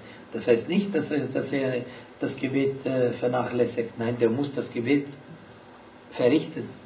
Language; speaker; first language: German; non-native, fluent; Arabic